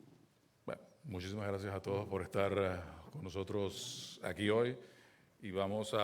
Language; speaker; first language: Spanish; native; Spanish